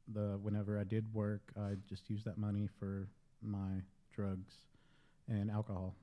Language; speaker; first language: English; native; English